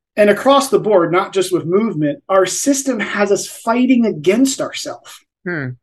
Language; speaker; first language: English; native; English